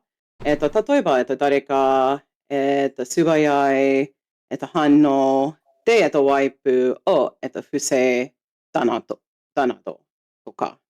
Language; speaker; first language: Japanese; non-native, fluent; English